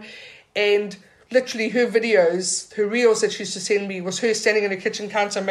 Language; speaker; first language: English; native; English